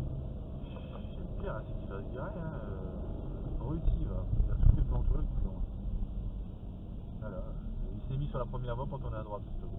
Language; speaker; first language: French; native; French